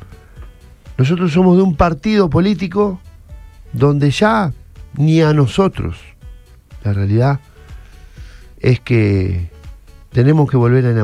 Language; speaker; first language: Spanish; native; Spanish